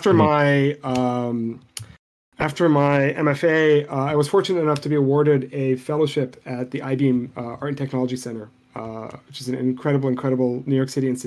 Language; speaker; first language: English; non-native, fluent; Arabic